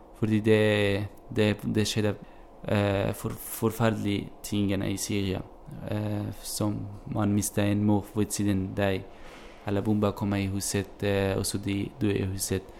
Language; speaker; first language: Norwegian; non-native, learner; Kurdish